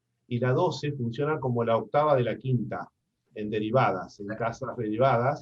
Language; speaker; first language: Spanish; native; Spanish